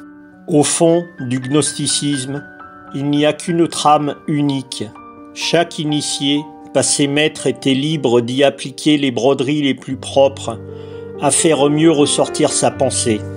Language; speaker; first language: French; native; French